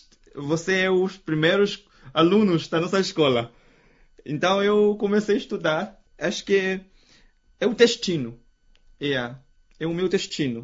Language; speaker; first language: Portuguese; non-native, fluent; Chinese